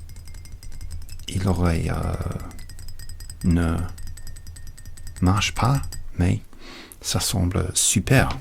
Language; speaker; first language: French; non-native, learner; English